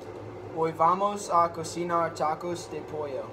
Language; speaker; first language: Spanish; non-native, learner; English